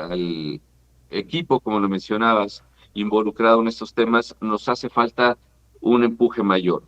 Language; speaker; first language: Spanish; native; Spanish